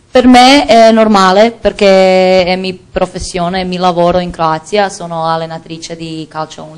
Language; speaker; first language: Italian; non-native, learner; Croatian